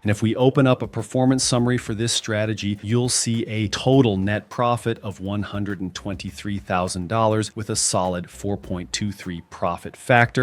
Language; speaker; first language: English; native; English